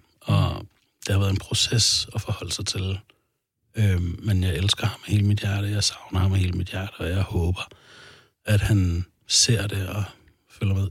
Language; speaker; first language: Danish; early bilingual, other home language; Arabic